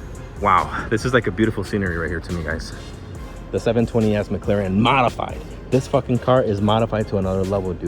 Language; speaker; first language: English; native; English